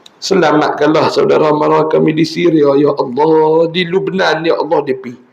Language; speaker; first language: Malay; native; Malay